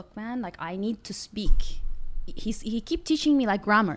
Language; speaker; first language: English; non-native, fluent; Arabic